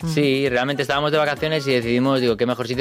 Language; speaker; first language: Spanish; native; Spanish